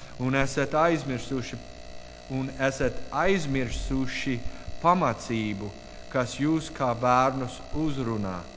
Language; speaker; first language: Latvian; non-native, learner; English